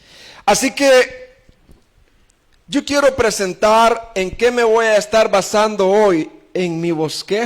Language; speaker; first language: Spanish; native; Spanish